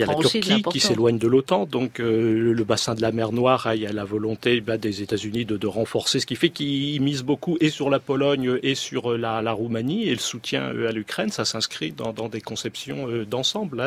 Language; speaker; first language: French; native; French